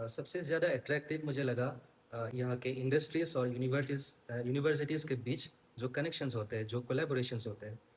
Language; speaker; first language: Hindi; non-native, local second language; Assamese